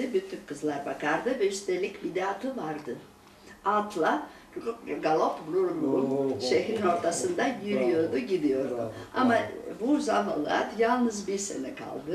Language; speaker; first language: Turkish; non-native, local second language; Greek